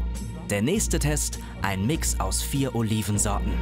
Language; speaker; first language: German; native; German